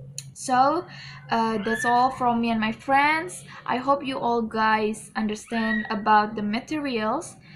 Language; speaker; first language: English; non-native, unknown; Indonesian